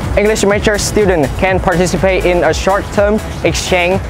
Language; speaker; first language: English; non-native, fluent; Vietnamese